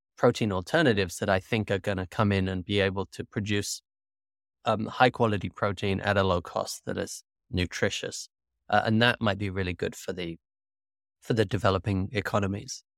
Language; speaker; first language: English; native; English